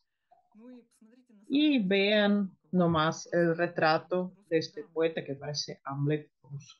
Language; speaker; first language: Spanish; non-native, fluent; Russian